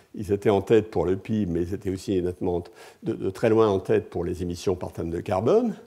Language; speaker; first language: French; native; French